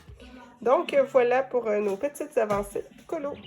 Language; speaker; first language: French; native; French